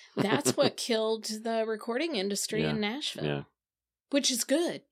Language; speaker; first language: English; native; English